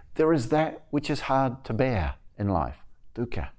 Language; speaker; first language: English; native; English